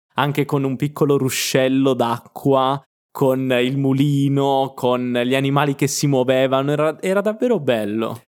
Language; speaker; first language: Italian; native; Italian